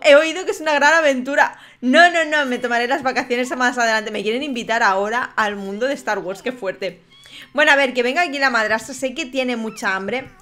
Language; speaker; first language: Spanish; native; Spanish